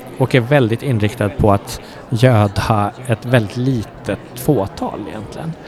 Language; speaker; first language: Swedish; early bilingual, other home language; Persian